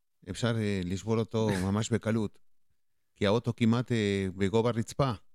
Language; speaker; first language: Hebrew; non-native, fluent; Spanish